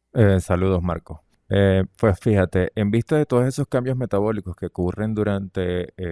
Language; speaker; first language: Spanish; native; Spanish